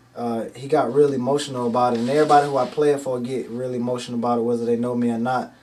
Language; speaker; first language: English; native; English